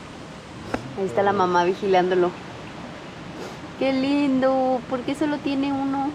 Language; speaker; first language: Spanish; native; Spanish